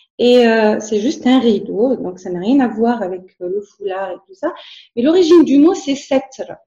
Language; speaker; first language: French; non-native, local second language; Arabic